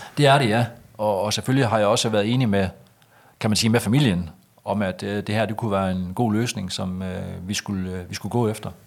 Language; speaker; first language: Danish; native; Danish